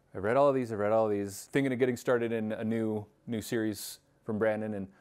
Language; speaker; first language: English; native; English